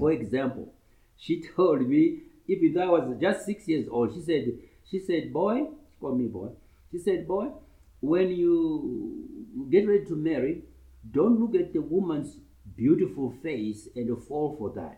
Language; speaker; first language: English; non-native, local second language; Shona